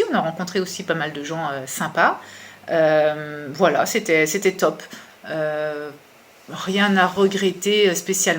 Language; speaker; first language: French; native; French